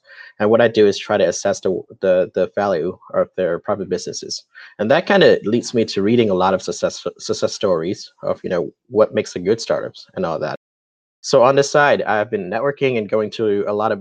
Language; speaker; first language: English; non-native, local second language; Cantonese